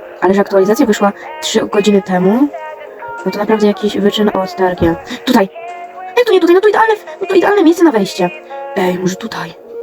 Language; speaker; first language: Polish; native; Polish